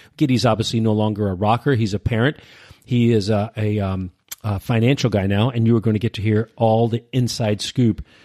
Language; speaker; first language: English; early bilingual, other home language; Urdu